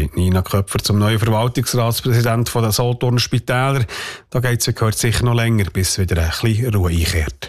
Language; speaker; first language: German; native; German